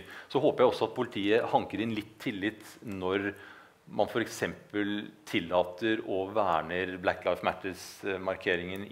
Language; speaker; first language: Norwegian; native; Norwegian